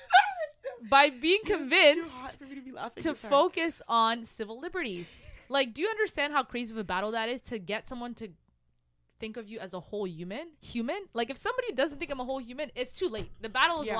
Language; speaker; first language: English; non-native, fluent; Rundi